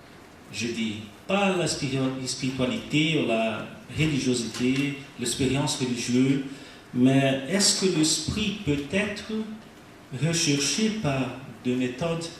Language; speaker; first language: French; non-native, learner; Portuguese